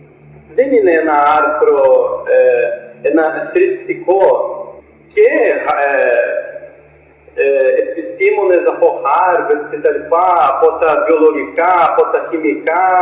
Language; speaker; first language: Greek; non-native, fluent; Portuguese